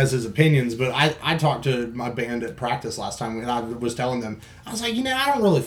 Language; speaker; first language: English; native; English